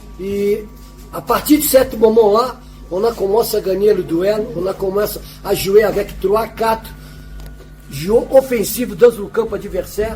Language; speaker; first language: French; non-native, fluent; Portuguese